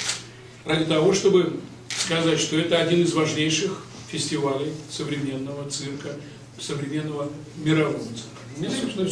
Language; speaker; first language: Russian; native; Russian